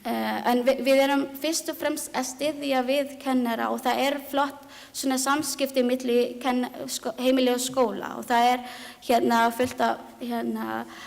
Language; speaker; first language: Icelandic; non-native, learner; Filipino